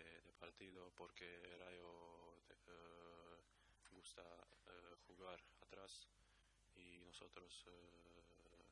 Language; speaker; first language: Spanish; non-native, learner; Croatian